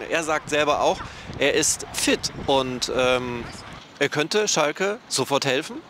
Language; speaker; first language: German; native; German